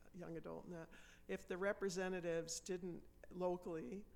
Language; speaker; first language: English; native; English